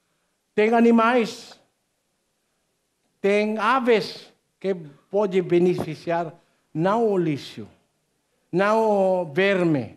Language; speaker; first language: Portuguese; non-native, learner; Filipino